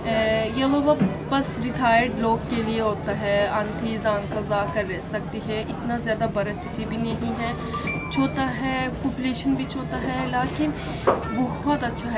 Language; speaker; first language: Hindi; non-native, learner; Turkish